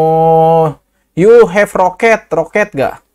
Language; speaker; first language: English; non-native, learner; Indonesian